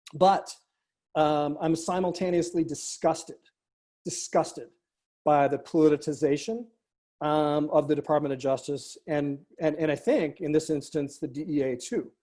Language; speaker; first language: English; native; English